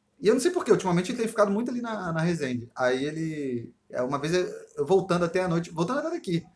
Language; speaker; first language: Portuguese; native; Portuguese